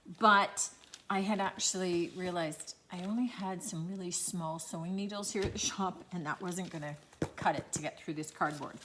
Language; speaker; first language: English; native; English